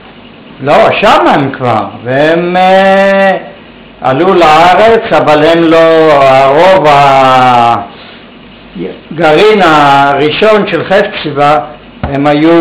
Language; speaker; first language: Hebrew; early bilingual, other home language; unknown